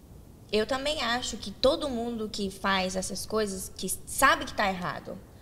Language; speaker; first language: Portuguese; early bilingual, heritage; Portuguese